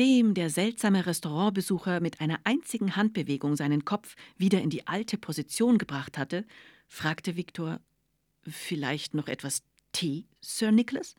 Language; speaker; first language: German; native; German